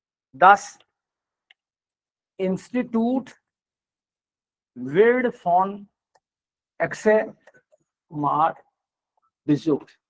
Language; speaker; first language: German; non-native, learner; Hindi